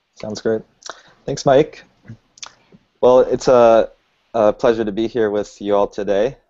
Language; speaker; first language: English; native; English